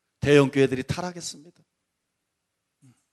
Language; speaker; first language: Korean; native; Korean